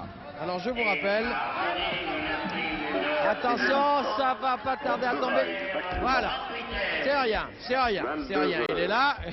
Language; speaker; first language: French; native; French